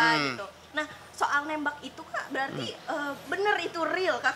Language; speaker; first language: Indonesian; native; Indonesian